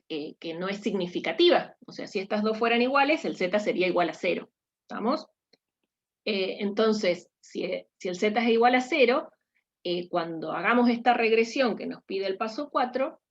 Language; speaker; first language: Spanish; native; Spanish